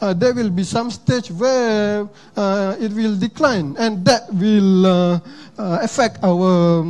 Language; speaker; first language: English; non-native, local second language; Malay